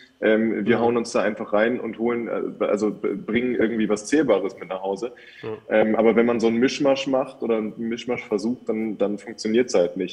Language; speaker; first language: German; native; German